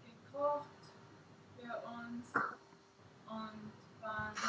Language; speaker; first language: German; non-native, learner; English